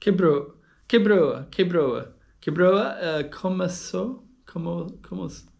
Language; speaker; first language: Portuguese; non-native, learner; English